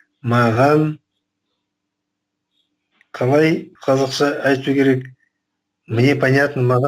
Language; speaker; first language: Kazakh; non-native, local second language; Russian